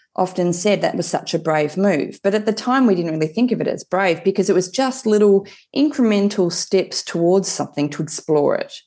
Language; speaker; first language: English; native; English